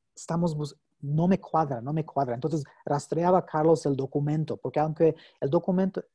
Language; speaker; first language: Spanish; non-native, fluent; English